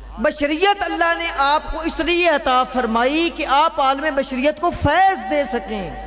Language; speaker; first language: Urdu; non-native, local second language; Punjabi